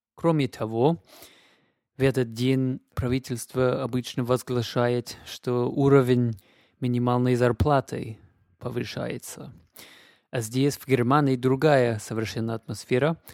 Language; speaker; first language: Russian; non-native, fluent; English